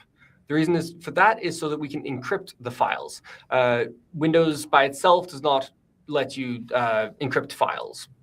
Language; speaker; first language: English; native; English